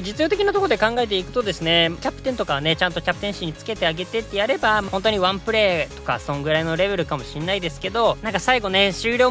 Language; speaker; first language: Japanese; native; Japanese